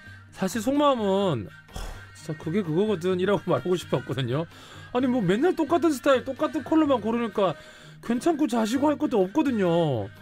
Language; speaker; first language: Korean; native; Korean